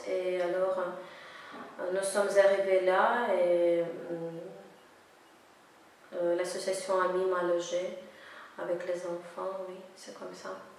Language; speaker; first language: French; non-native, fluent; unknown